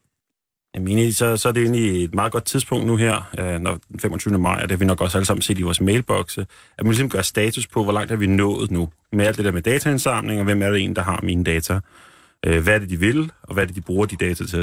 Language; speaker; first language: Danish; native; Danish